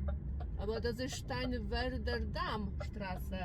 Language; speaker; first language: German; non-native, learner; Polish